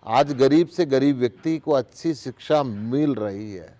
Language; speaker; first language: Hindi; native; Hindi